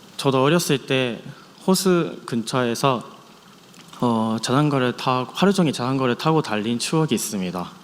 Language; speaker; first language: Korean; non-native, fluent; Japanese